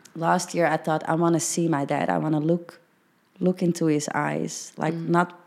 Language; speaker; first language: English; early bilingual, heritage; Dutch